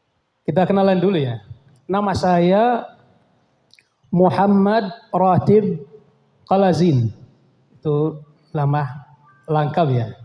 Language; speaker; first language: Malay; non-native, fluent; Arabic